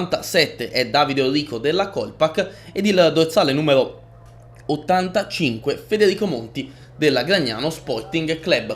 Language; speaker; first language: Italian; native; Italian